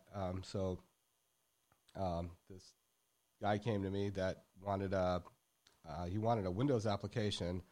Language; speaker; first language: English; native; English